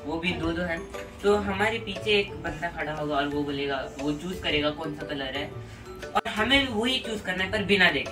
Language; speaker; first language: Hindi; native; Hindi